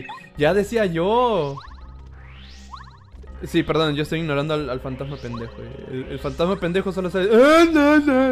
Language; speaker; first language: Spanish; native; Spanish